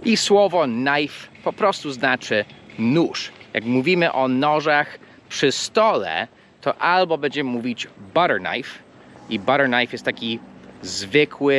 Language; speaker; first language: Polish; non-native, fluent; English